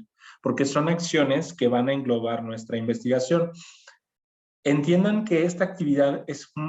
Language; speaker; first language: Spanish; native; Spanish